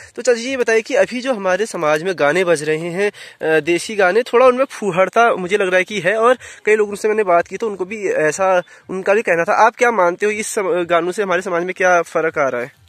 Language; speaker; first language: Hindi; native; Hindi